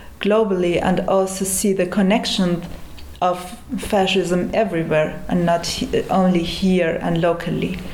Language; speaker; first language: English; non-native, fluent; Persian